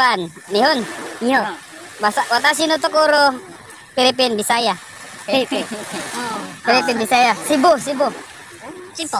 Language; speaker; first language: Japanese; non-native, learner; Cebuano